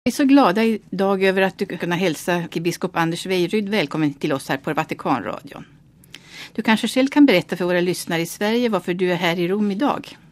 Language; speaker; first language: Swedish; native; Swedish